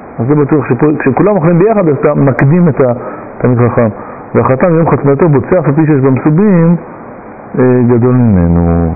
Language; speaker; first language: Hebrew; native; Hebrew